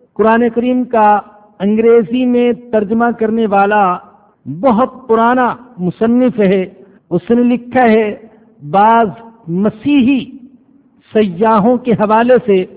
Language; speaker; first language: Urdu; non-native, local second language; Punjabi